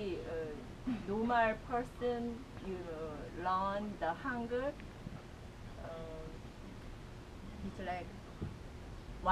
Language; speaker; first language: English; non-native, learner; Korean